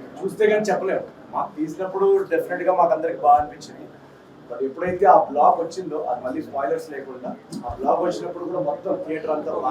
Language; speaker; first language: Telugu; native; Telugu